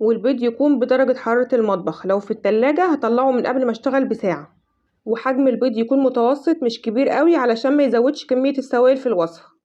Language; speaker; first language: Arabic; native; Arabic